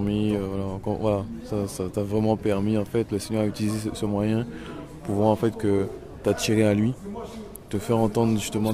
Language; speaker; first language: French; native; French